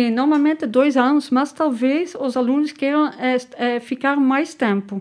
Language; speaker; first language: Portuguese; non-native, learner; Dutch